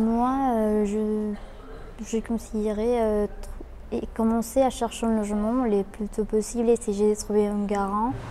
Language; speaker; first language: French; non-native, fluent; Spanish